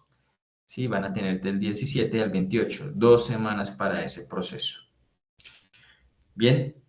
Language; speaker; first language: Spanish; native; Spanish